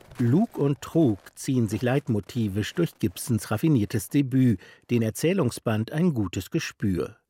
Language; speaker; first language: German; native; German